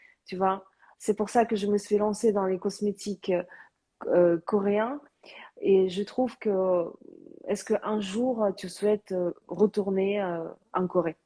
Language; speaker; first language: French; early bilingual, other home language; Korean